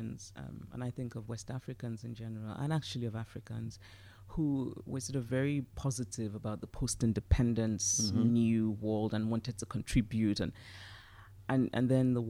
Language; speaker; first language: English; non-native, local second language; Igbo